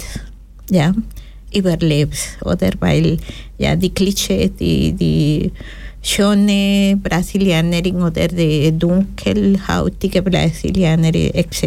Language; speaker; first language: German; non-native, learner; Spanish